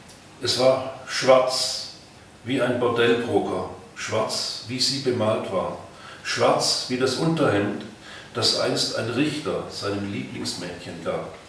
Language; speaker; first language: German; native; German